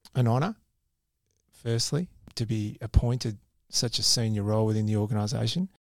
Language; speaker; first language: English; native; English